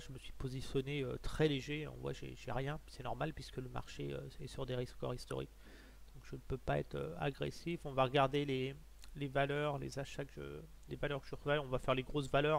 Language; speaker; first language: French; native; French